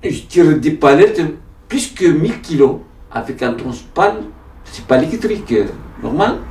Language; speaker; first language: French; non-native, learner; Arabic